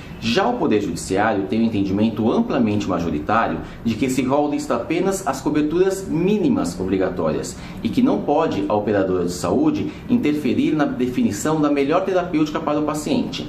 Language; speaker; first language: Portuguese; native; Portuguese